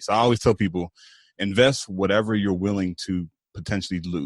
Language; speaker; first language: English; native; English